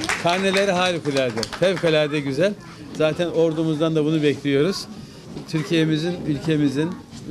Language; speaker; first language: Turkish; native; Turkish